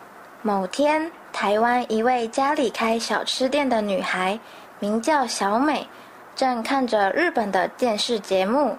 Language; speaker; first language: Chinese; native; Chinese